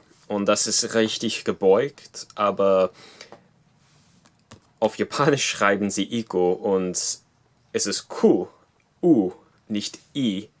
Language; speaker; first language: German; non-native, fluent; English